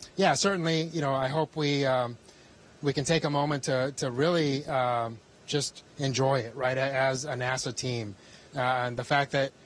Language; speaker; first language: English; early bilingual, other home language; Spanish